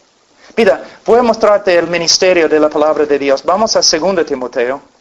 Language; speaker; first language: Spanish; non-native, fluent; English